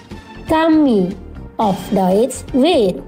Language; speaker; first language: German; non-native, fluent; Indonesian